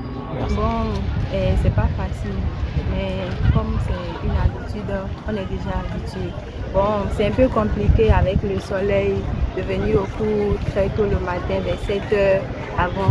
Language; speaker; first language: French; non-native, local second language; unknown